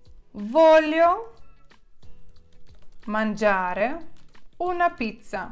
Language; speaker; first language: Italian; non-native, fluent; Ukrainian